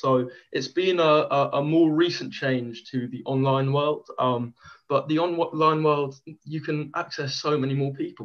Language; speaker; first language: English; native; English